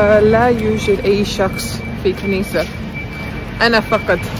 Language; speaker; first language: Arabic; non-native, learner; English